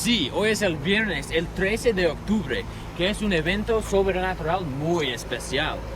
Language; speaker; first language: Spanish; non-native, learner; English